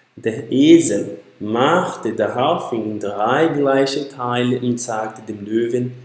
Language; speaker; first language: German; non-native, learner; Portuguese